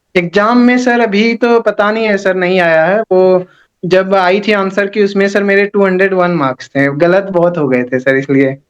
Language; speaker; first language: Hindi; native; Hindi